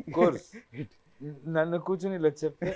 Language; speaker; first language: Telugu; non-native, fluent; Kannada